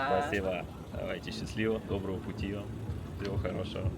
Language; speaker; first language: Russian; native; Russian